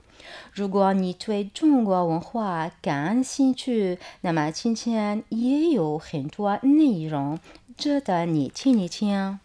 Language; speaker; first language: Chinese; non-native, fluent; Arabic